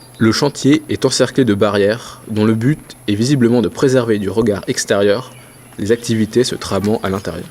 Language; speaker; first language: French; native; French